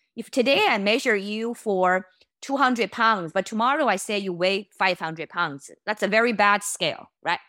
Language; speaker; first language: English; non-native, fluent; Chinese